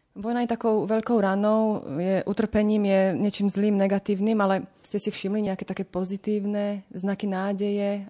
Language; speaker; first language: Slovak; native; Slovak